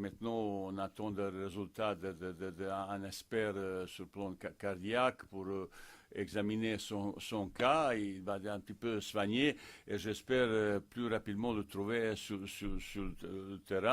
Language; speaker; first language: French; non-native, fluent; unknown